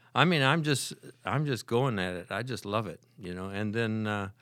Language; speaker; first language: English; native; English